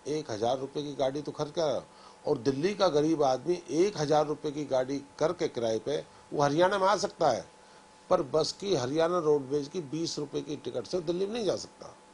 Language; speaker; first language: Hindi; native; Hindi